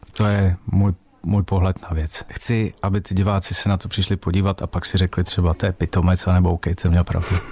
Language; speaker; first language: Czech; native; Czech